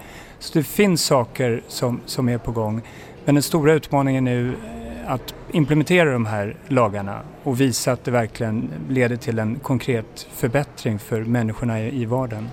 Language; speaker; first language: Swedish; native; Swedish